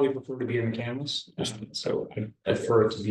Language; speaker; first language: English; native; English